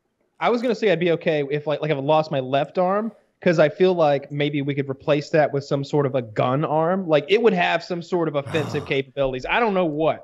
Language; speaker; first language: English; native; English